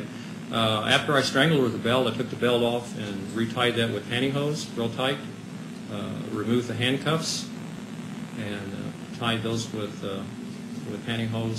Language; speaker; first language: English; native; English